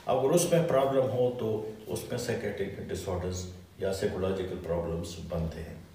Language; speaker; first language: Urdu; non-native, local second language; Pashto